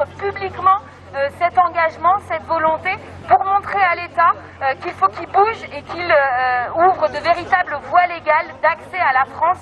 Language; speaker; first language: French; native; French